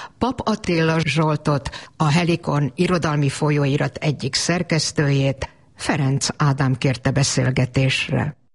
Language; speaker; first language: Hungarian; native; Hungarian